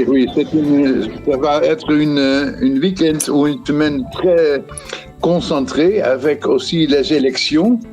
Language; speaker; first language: French; non-native, fluent; Dutch